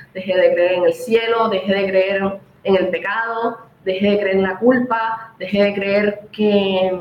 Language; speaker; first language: Spanish; native; Spanish